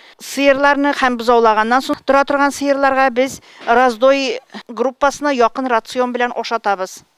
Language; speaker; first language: Tatar; native; Tatar